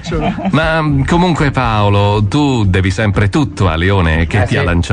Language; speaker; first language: Italian; native; Italian